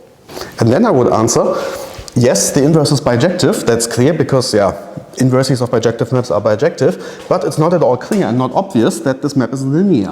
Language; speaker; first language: English; non-native, fluent; German